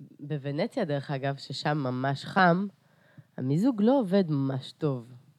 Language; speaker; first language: Hebrew; early bilingual, other home language; Russian